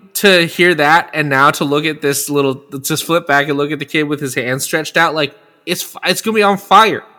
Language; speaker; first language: English; native; English